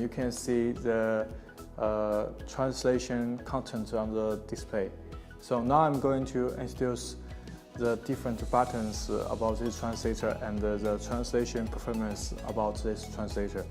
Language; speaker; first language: English; non-native, learner; Chinese